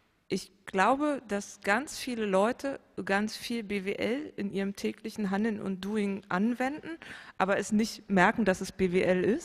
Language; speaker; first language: German; native; German